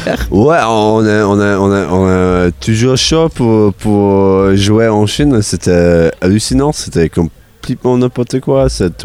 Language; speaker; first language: French; non-native, learner; English